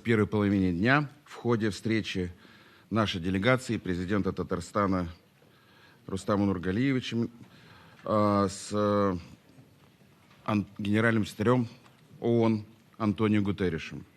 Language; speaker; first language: Russian; native; Russian